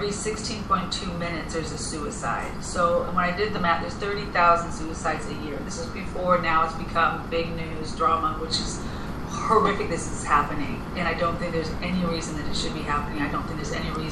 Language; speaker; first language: English; non-native, fluent; Spanish